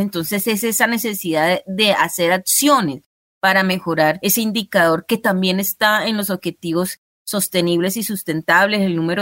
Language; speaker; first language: Spanish; native; Spanish